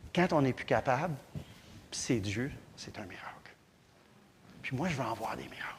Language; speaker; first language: French; native; French